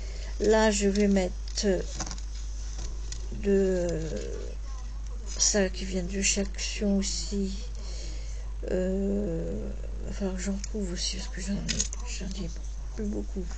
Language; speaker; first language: French; native; French